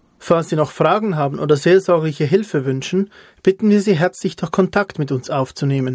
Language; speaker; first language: German; native; German